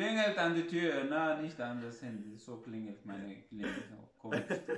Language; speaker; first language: German; non-native, fluent; Arabic